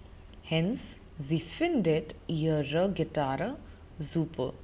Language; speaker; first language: German; non-native, fluent; Hindi